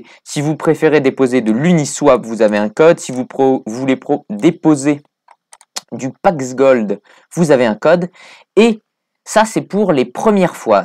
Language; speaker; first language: French; native; French